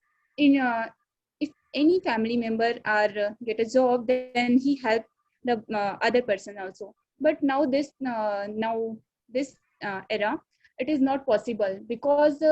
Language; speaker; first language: English; non-native, learner; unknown